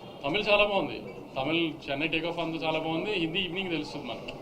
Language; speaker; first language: Telugu; native; Telugu